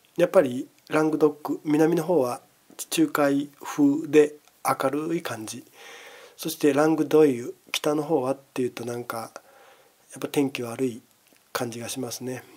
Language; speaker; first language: Japanese; native; Japanese